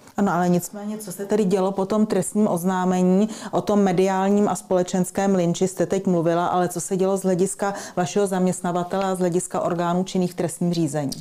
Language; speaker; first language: Czech; native; Czech